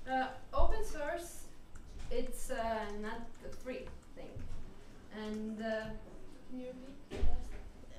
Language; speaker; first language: English; non-native, learner; French